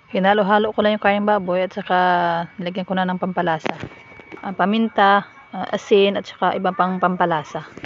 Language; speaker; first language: Filipino; non-native, local second language; Hiligaynon